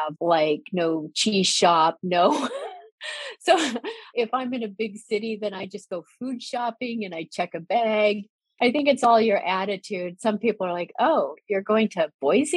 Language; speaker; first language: English; native; English